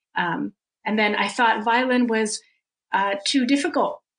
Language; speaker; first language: English; early bilingual, other home language; Russian